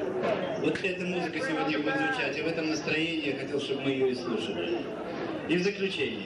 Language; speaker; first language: Russian; native; Russian